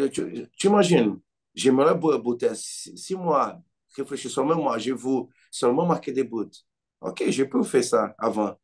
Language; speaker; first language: French; non-native, learner; Portuguese